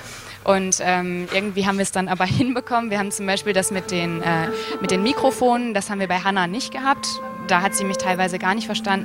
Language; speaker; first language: German; native; German